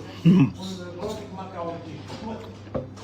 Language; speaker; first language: German; non-native, learner; Italian